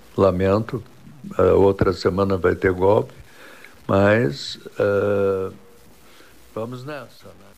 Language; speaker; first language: Portuguese; native; Portuguese